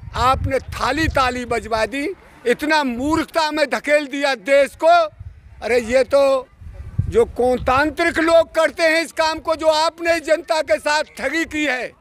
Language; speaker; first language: Hindi; native; Hindi